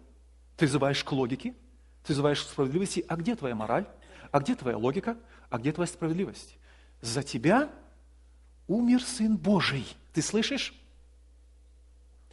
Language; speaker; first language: Russian; native; Russian